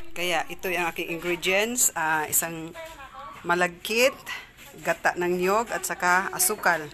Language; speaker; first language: Filipino; non-native, local second language; Cebuano